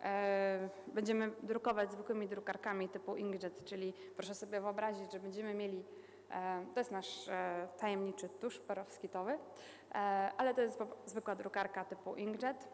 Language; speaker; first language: Polish; native; Polish